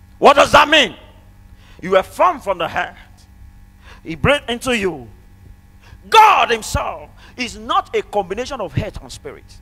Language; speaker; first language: English; non-native, local second language; Yoruba